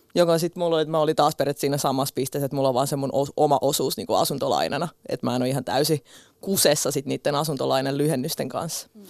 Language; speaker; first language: Finnish; early bilingual, other home language; Russian